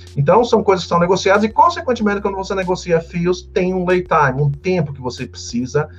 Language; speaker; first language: Portuguese; native; Portuguese